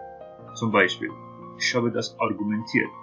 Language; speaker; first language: German; non-native, fluent; Persian